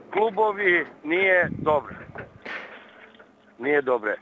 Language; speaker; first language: Bulgarian; non-native, learner; Serbian